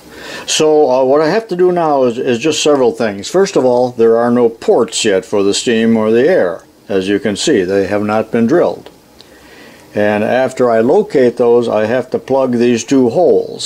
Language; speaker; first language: English; native; English